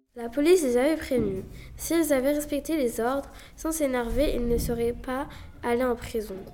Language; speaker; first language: French; native; French